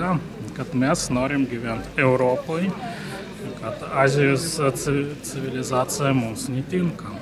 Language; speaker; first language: Lithuanian; non-native, fluent; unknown